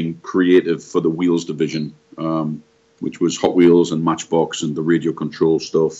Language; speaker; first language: English; native; English